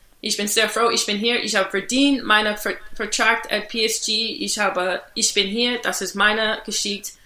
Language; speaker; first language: German; non-native, learner; English